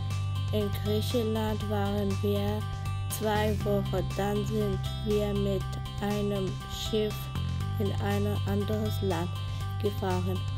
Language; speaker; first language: German; early bilingual, other home language; Arabic